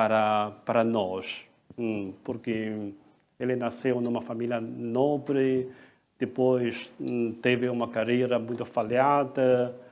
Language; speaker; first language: Portuguese; non-native, fluent; Chinese